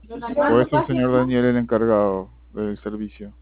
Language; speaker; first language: Spanish; native; Spanish